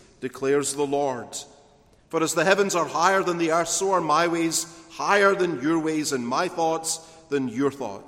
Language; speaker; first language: English; native; English